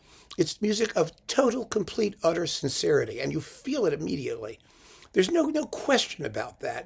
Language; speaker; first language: English; native; English